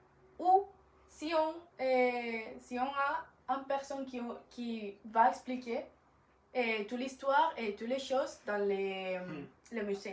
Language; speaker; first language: French; non-native, learner; Spanish